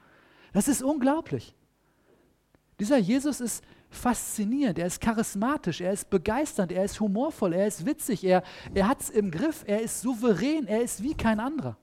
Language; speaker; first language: German; native; German